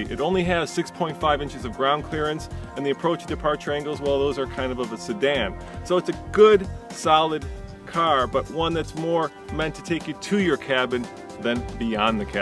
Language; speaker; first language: English; native; English